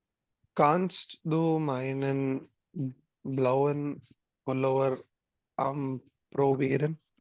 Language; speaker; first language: German; non-native, learner; Malayalam